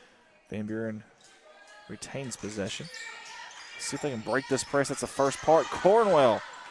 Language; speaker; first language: English; native; English